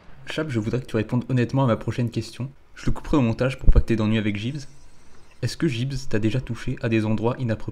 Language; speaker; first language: French; native; French